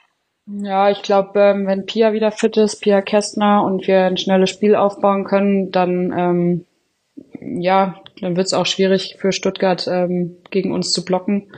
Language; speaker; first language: German; native; German